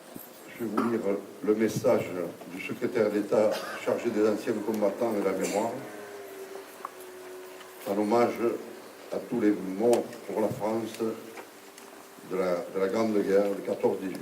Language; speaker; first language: French; native; French